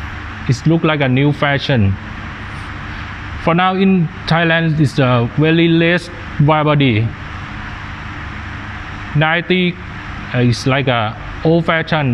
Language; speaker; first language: English; non-native, learner; Thai